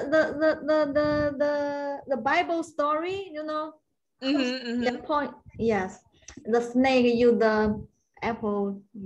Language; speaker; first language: English; non-native, fluent; Chinese